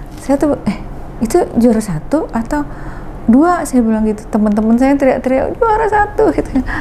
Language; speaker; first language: Indonesian; native; Indonesian